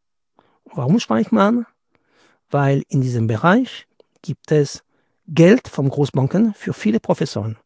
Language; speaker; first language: German; non-native, fluent; French